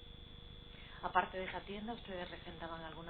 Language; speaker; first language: Spanish; native; Spanish